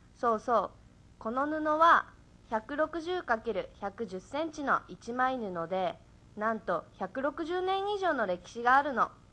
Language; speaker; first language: Japanese; native; Japanese